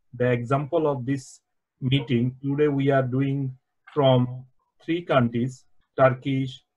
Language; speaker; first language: English; non-native, local second language; Bangla